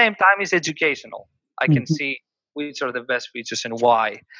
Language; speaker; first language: English; non-native, fluent; Greek